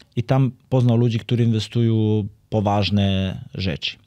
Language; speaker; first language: Polish; non-native, fluent; Serbian